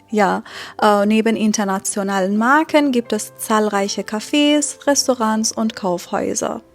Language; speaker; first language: German; non-native, fluent; Persian